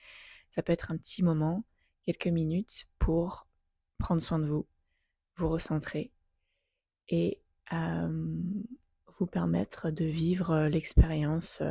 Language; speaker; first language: French; native; French